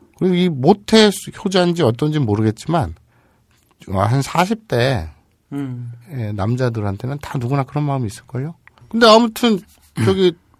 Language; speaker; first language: Korean; native; Korean